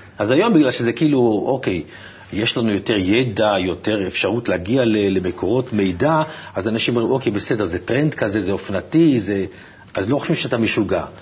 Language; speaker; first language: Hebrew; native; Hebrew